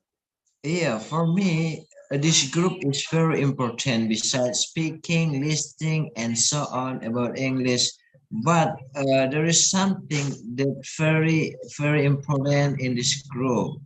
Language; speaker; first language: English; non-native, learner; Indonesian